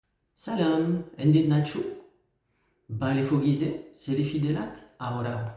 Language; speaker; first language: Amharic; non-native, fluent; French